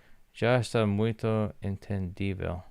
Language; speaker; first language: Portuguese; non-native, learner; English